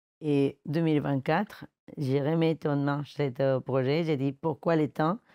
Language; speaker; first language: French; non-native, fluent; Spanish